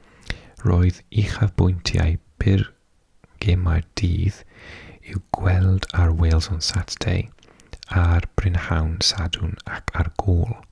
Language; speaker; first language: Welsh; non-native, fluent; English